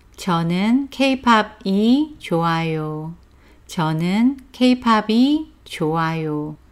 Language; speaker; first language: Korean; non-native, fluent; Chinese